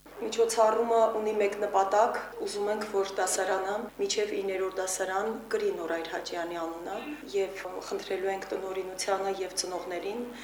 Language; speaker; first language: Armenian; native; Armenian